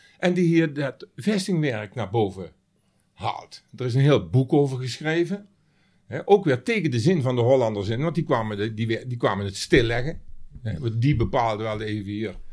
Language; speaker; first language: Dutch; native; Dutch